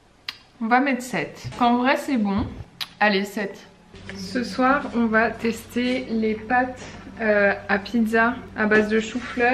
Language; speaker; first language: French; native; French